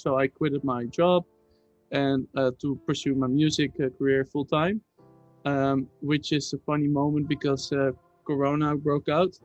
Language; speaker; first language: English; non-native, fluent; Dutch